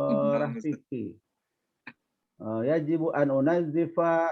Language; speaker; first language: Arabic; non-native, learner; Indonesian